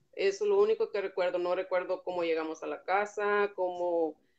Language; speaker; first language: Spanish; native; Spanish